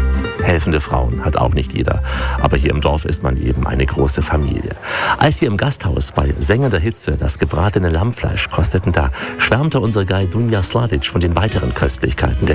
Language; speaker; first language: German; native; German